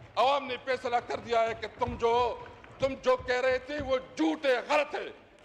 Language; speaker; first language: Urdu; non-native, local second language; Pashto